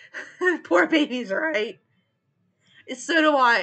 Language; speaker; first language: English; native; English